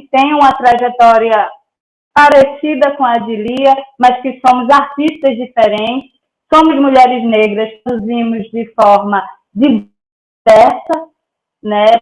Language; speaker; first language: Portuguese; native; Portuguese